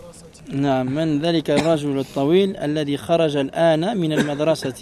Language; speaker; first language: Arabic; non-native, learner; French